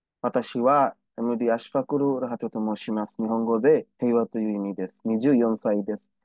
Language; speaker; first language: Japanese; non-native, learner; Bangla